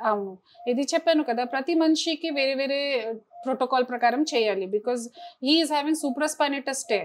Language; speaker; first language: Telugu; non-native, fluent; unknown